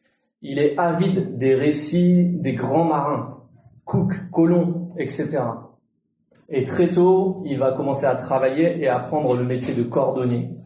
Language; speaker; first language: French; native; French